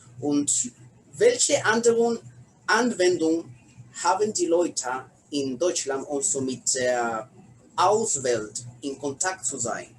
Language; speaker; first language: German; non-native, learner; Spanish